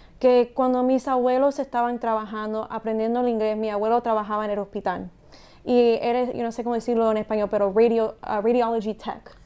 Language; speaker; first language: Spanish; early bilingual, heritage; Spanish